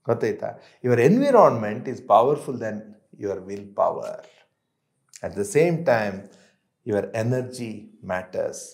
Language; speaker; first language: English; non-native, local second language; Kannada